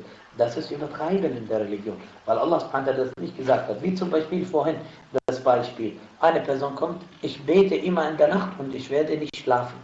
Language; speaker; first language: German; non-native, fluent; Arabic